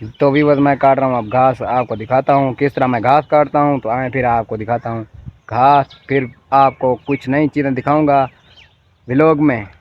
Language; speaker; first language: Urdu; non-native, local second language; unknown